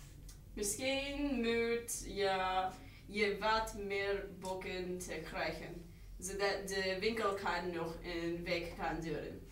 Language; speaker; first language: Dutch; non-native, learner; English